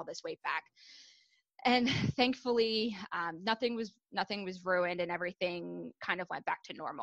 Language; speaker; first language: English; native; English